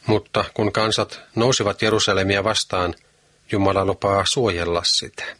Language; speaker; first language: Finnish; native; Finnish